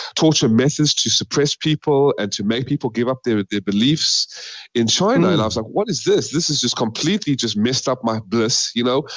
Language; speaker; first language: English; native; English